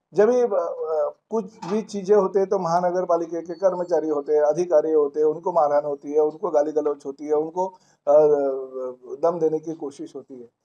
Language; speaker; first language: Hindi; non-native, local second language; Marathi